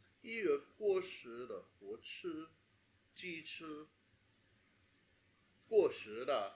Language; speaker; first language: Chinese; non-native, learner; English